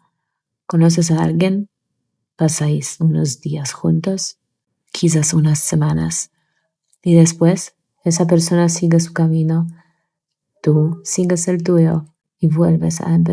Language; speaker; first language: Spanish; non-native, fluent; Polish